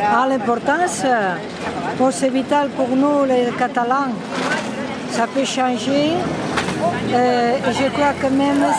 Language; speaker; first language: French; non-native, learner; Catalan